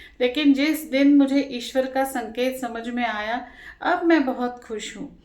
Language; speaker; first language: Hindi; non-native, local second language; Marathi